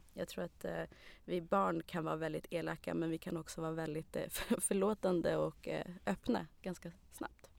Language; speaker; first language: Swedish; early bilingual, other home language; Arabic